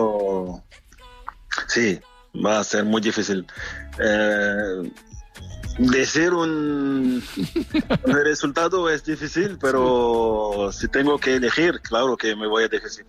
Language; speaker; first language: Spanish; non-native, fluent; French